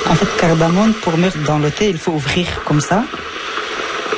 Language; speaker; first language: French; non-native, fluent; Persian